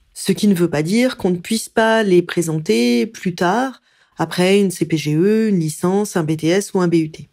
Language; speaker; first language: French; native; French